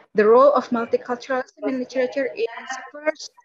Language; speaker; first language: English; non-native, fluent; Indonesian